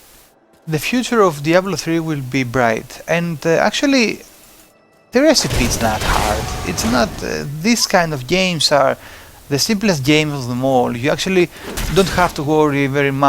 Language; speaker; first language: English; non-native, fluent; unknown